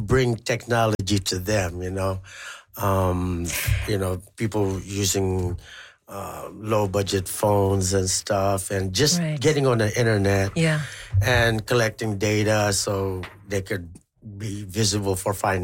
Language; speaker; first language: English; non-native, local second language; Pampanga